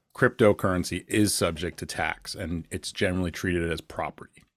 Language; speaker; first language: English; native; English